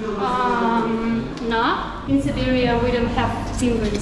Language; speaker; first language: English; non-native, learner; Russian